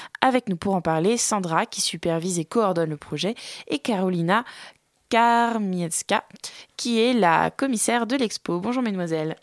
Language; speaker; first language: French; native; French